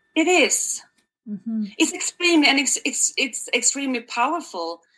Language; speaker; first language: English; non-native, fluent; Swedish